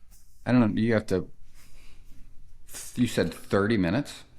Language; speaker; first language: English; native; English